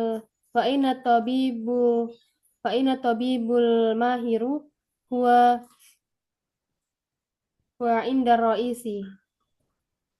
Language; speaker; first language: Arabic; non-native, learner; Indonesian